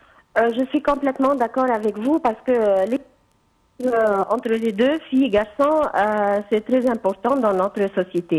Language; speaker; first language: French; non-native, fluent; Arabic